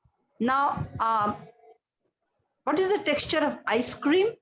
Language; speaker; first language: English; non-native, local second language; Odia